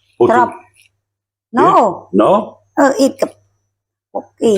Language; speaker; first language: English; non-native, learner; Khmer